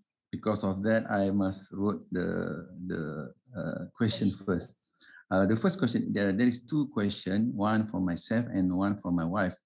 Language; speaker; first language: English; non-native, local second language; Malay